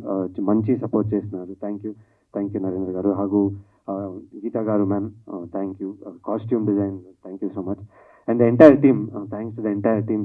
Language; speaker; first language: Telugu; non-native, learner; Kannada